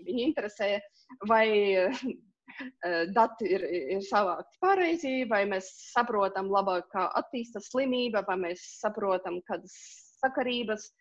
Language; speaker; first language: Latvian; non-native, local second language; Russian